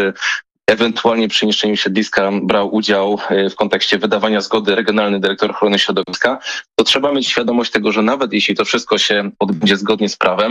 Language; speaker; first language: Polish; native; Polish